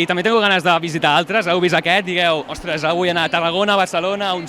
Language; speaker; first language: Catalan; native; Catalan